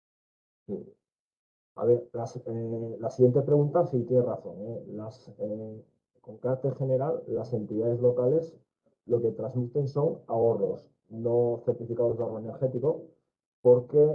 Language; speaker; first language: Spanish; native; Spanish